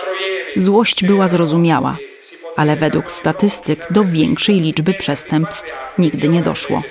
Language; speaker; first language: Polish; native; Polish